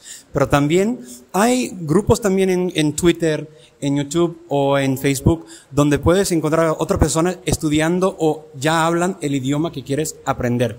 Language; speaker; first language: Spanish; non-native, fluent; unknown